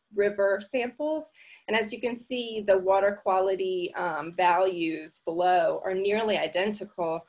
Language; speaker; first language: English; native; English